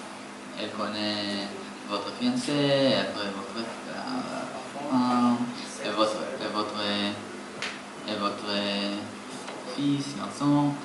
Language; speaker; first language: French; non-native, learner; Hebrew